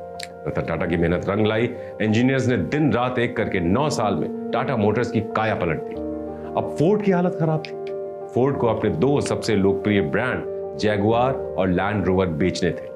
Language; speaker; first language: Hindi; native; Hindi